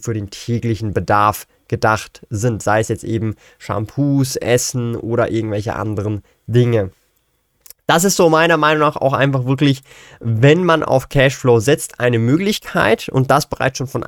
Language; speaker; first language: German; native; German